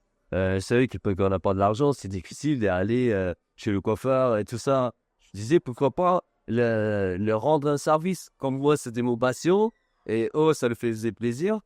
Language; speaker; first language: French; non-native, fluent; Persian